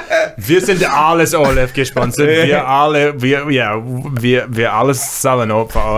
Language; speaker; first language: German; non-native, learner; English